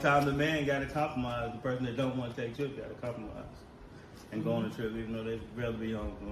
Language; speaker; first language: English; native; English